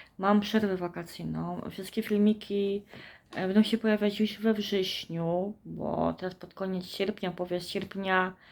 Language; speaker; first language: Polish; native; Polish